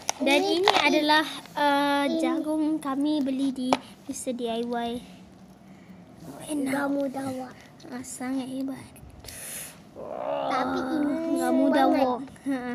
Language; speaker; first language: Indonesian; non-native, learner; Malay